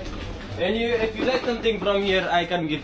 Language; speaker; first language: English; non-native, learner; Pashto